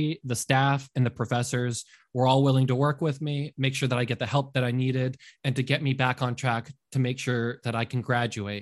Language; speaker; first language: English; native; English